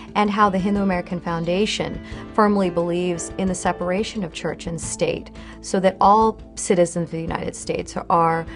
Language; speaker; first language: English; native; English